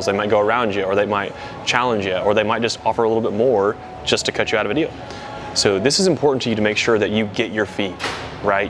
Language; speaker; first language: English; native; English